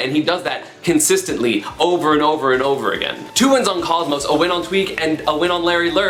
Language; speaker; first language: English; native; English